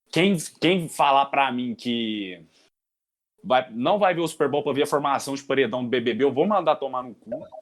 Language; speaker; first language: Portuguese; native; Portuguese